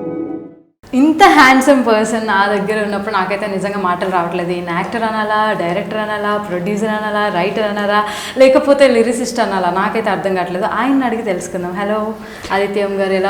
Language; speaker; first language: Telugu; native; Telugu